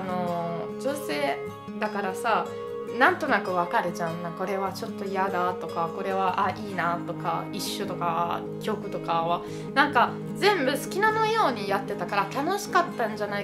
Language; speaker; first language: Japanese; non-native, fluent; Italian